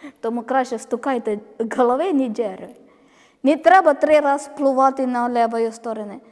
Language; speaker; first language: Ukrainian; non-native, learner; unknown